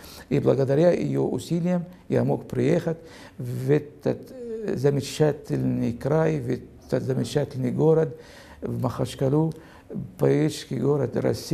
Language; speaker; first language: Russian; non-native, fluent; Arabic